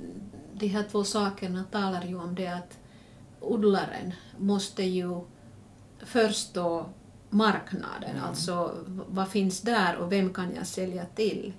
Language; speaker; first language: Swedish; non-native, local second language; Finnish